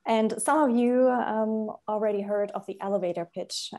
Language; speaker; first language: English; non-native, fluent; German